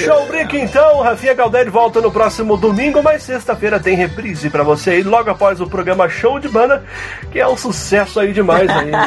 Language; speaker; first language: Portuguese; native; Portuguese